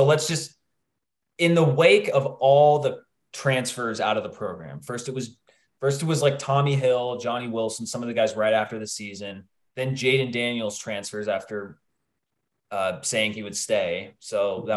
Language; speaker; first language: English; native; English